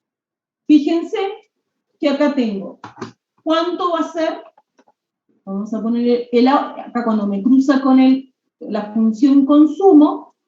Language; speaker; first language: Spanish; native; Spanish